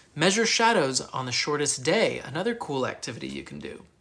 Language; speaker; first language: English; native; English